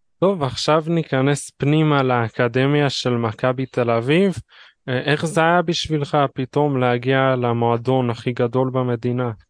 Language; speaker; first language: Hebrew; native; Hebrew